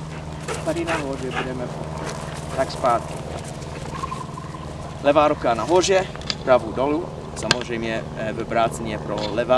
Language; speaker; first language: Czech; non-native, learner; English